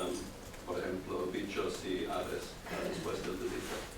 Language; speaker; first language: Spanish; non-native, learner; English